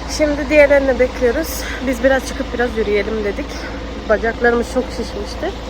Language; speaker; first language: Turkish; early bilingual, heritage; Turkish